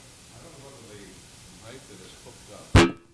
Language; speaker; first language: English; native; English